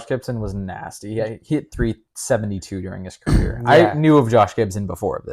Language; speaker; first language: English; native; English